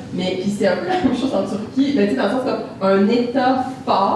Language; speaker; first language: French; native; French